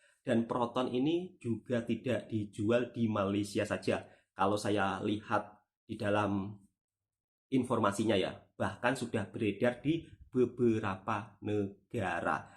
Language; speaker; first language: Indonesian; native; Indonesian